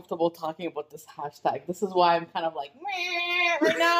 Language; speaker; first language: English; non-native, fluent; Arabic